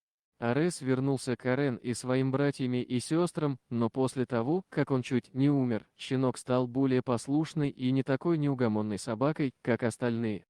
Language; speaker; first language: Russian; native; Russian